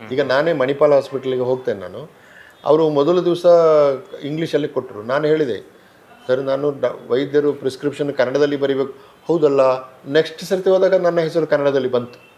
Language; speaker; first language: Kannada; native; Kannada